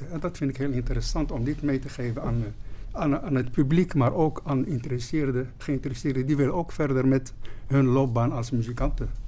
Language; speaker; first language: Dutch; non-native, fluent; Arabic